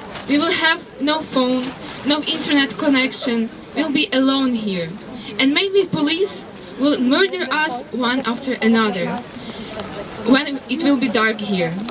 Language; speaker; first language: English; non-native, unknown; Ukrainian